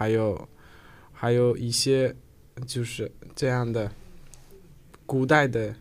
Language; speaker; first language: Chinese; non-native, learner; Uzbek